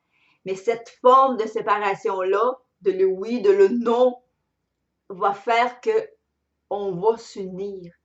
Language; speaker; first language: French; native; French